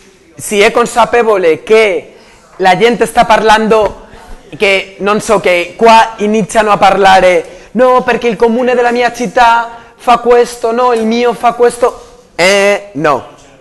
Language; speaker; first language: Italian; non-native, learner; Spanish